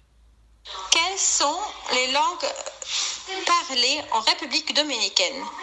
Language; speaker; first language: French; non-native, learner; Swedish